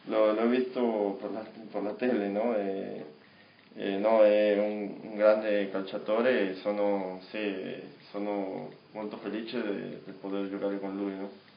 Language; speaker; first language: Italian; non-native, learner; Spanish